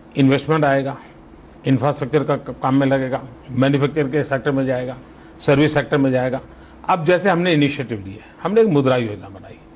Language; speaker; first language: Hindi; non-native, local second language; Gujarati